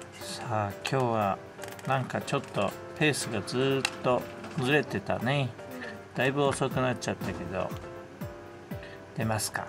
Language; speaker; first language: Japanese; native; Japanese